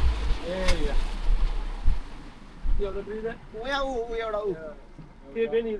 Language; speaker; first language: English; non-native, learner; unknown